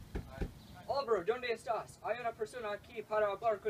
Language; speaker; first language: Spanish; non-native, learner; English